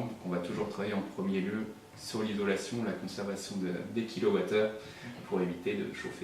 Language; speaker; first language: French; native; French